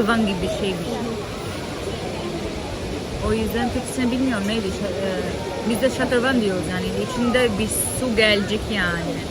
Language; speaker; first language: Turkish; non-native, fluent; Albanian